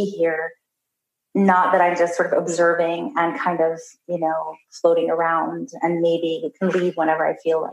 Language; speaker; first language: English; native; English